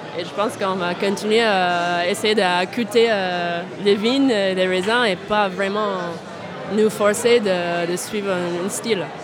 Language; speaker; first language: French; non-native, fluent; English